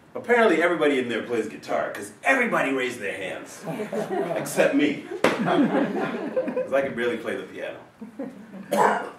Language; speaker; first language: English; native; English